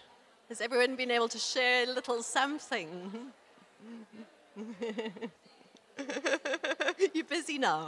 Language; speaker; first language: English; native; English